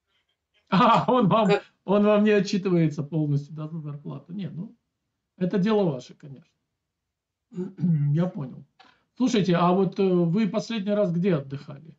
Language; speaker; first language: Russian; native; Russian